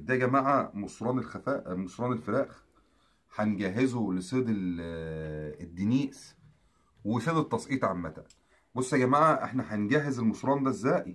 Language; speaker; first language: Arabic; native; Arabic